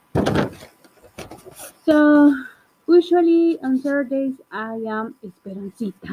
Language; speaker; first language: English; non-native, learner; Spanish